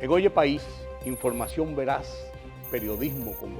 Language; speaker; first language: Spanish; native; Spanish